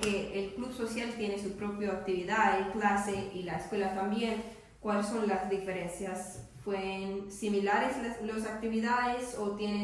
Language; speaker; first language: Spanish; non-native, learner; English